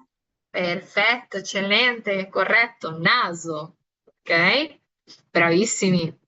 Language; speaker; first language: Italian; non-native, fluent; Spanish